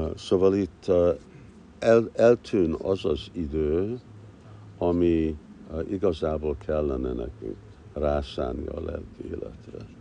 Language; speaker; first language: Hungarian; early bilingual, heritage; Hungarian